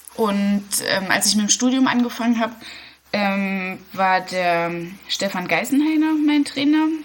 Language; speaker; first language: German; native; German